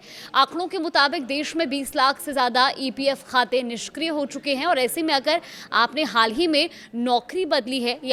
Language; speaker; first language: Hindi; native; Hindi